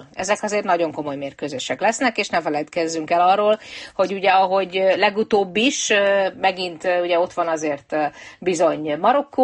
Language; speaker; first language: Hungarian; native; Hungarian